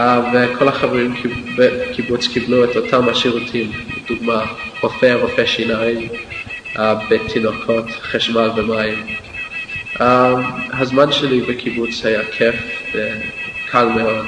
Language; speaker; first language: Hebrew; non-native, fluent; English